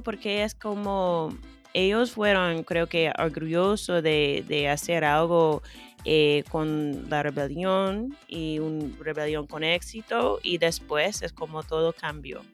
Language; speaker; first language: Spanish; non-native, fluent; English